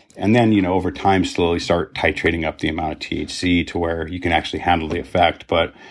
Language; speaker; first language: English; native; English